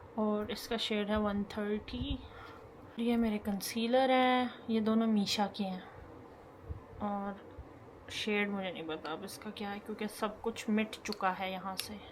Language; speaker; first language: Urdu; native; Urdu